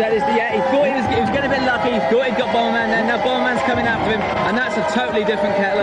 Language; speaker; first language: English; native; English